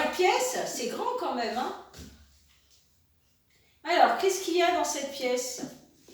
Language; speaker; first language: French; native; French